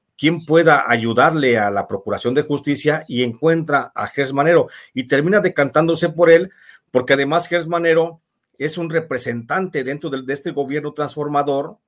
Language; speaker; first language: Spanish; native; Spanish